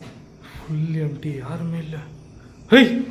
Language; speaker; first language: Tamil; native; Tamil